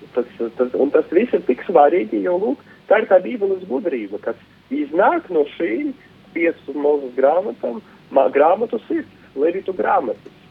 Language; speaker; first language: Latvian; non-native, local second language; Russian